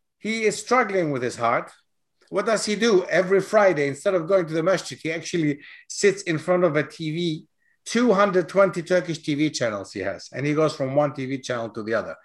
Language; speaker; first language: English; non-native, fluent; Greek